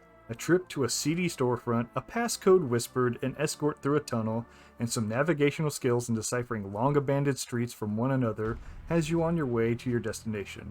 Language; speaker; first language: English; native; English